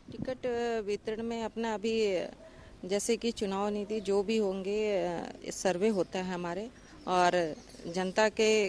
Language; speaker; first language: Hindi; native; Hindi